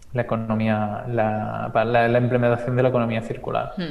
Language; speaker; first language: Spanish; native; Spanish